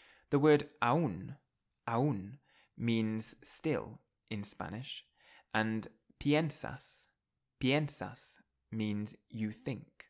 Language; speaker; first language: English; native; English